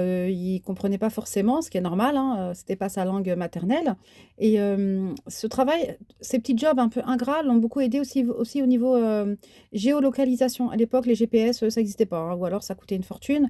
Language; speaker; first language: French; native; French